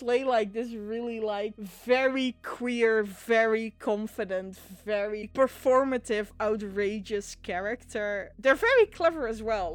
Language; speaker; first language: English; non-native, fluent; Dutch